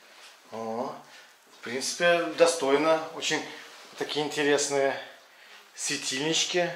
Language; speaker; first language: Russian; native; Russian